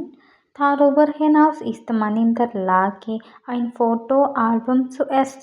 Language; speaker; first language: German; non-native, learner; Malayalam